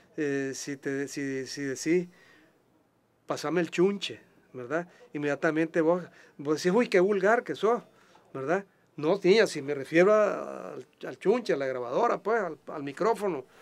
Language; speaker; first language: Spanish; native; Spanish